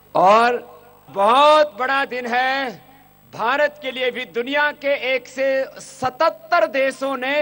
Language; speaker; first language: Hindi; native; Hindi